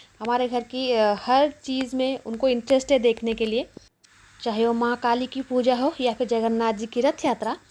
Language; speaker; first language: Hindi; non-native, local second language; Bangla